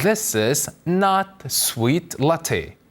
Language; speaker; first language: English; non-native, fluent; Korean